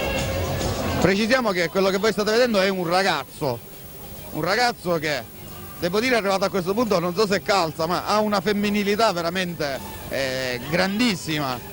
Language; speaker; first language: Italian; native; Italian